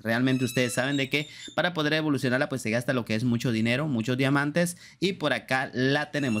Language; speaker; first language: Spanish; native; Spanish